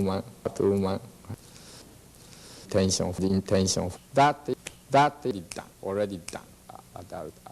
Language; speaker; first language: English; non-native, learner; Japanese